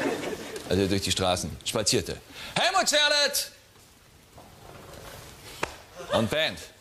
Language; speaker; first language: German; native; German